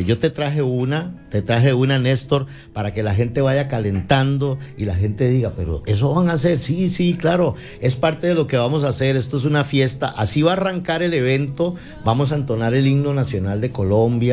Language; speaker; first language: Spanish; native; Spanish